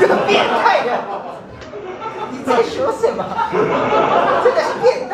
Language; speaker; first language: Chinese; non-native, fluent; Japanese